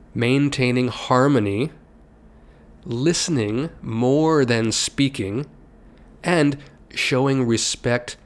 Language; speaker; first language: English; native; English